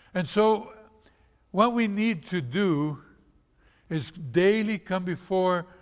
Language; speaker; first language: English; non-native, fluent; Portuguese